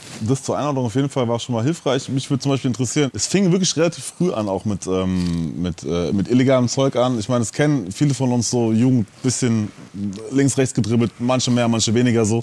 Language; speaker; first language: German; native; German